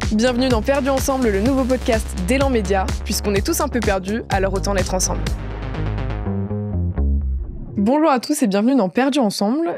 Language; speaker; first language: French; native; French